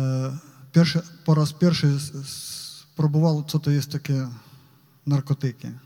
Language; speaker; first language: Polish; non-native, learner; Ukrainian